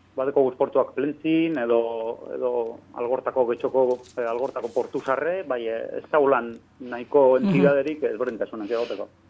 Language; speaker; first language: Basque; native; Basque